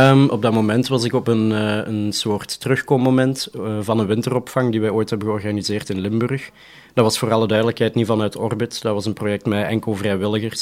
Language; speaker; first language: Dutch; native; Dutch